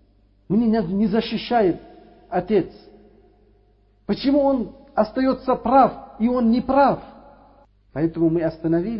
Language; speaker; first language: Russian; non-native, learner; Uzbek